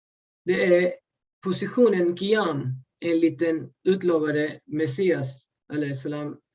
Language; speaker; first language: Swedish; early bilingual, other home language; Urdu